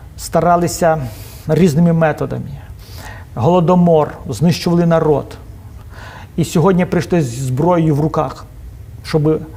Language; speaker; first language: Ukrainian; non-native, local second language; Russian